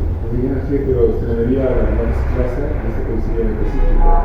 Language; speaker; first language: Spanish; native; Spanish